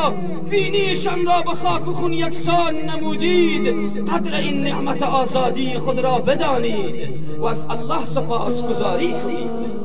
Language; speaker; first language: Persian; native; Persian